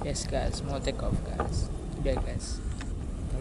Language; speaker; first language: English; non-native, learner; Indonesian